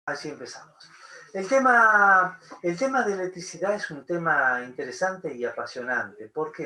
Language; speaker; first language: Spanish; native; Spanish